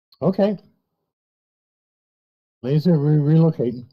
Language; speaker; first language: English; native; English